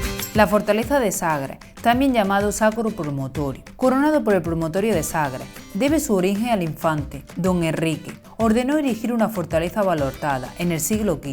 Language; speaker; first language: Spanish; native; Spanish